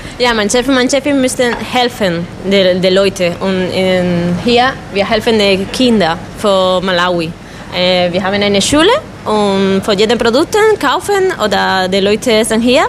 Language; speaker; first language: German; non-native, learner; Spanish